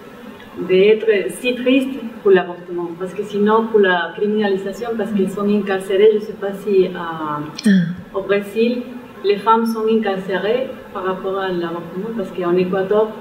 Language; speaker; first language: French; non-native, fluent; Spanish